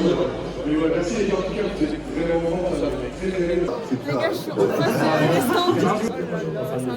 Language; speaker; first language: French; native; French